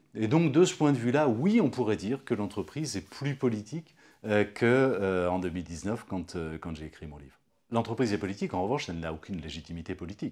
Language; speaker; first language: French; native; French